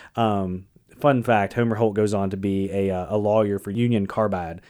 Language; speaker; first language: English; native; English